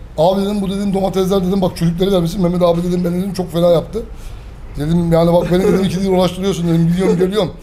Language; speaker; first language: Turkish; early bilingual, heritage; Turkish